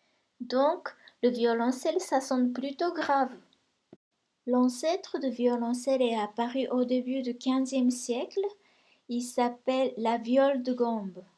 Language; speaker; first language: French; non-native, fluent; Japanese